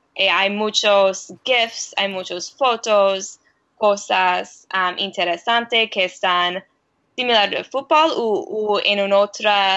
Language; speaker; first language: Spanish; non-native, learner; English